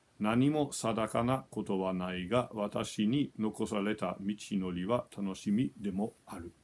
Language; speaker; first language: Japanese; non-native, fluent; German